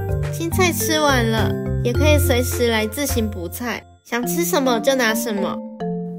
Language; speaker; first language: Chinese; native; Chinese